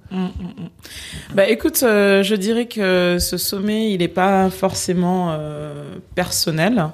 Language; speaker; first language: French; native; French